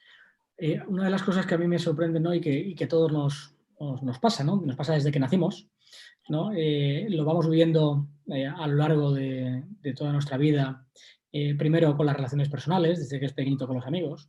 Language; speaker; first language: Spanish; native; Spanish